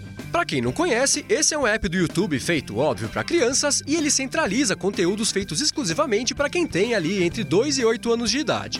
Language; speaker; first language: Portuguese; native; Portuguese